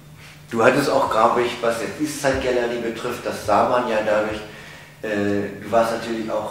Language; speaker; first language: German; native; German